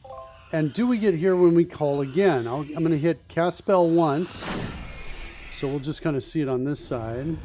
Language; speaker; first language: English; native; English